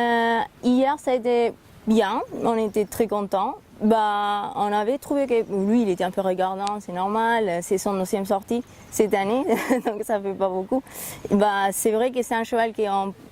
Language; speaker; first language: French; non-native, fluent; Spanish